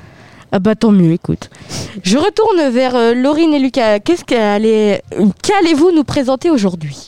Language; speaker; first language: French; native; French